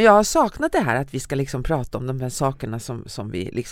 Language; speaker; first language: Swedish; native; Swedish